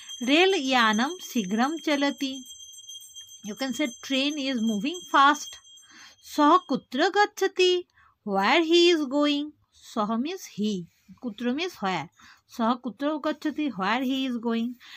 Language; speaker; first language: English; non-native, local second language; Bangla